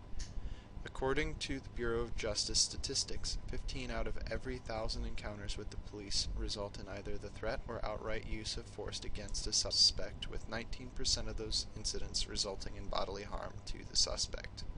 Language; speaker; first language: English; native; English